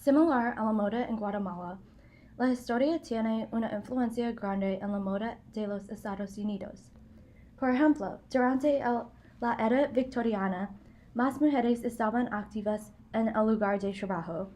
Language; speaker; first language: Spanish; non-native, learner; English